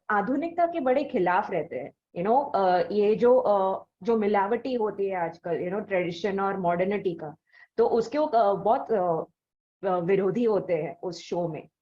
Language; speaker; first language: Hindi; non-native, local second language; Tamil